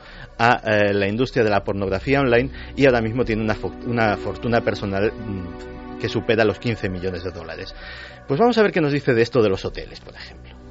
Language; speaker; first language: Spanish; native; Spanish